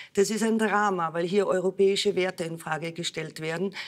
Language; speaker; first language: German; native; German